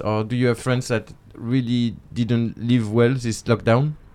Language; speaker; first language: English; non-native, fluent; French